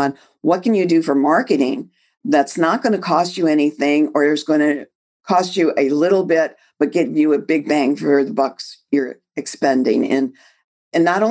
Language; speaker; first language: English; native; English